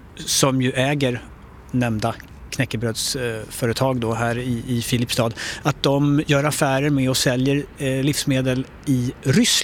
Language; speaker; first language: Swedish; native; Swedish